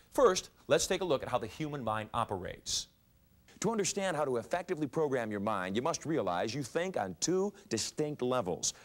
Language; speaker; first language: English; native; English